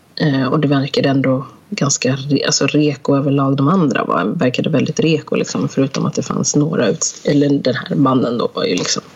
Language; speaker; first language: Swedish; early bilingual, other home language; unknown